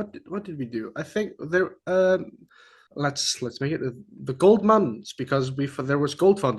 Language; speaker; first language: English; non-native, fluent; Icelandic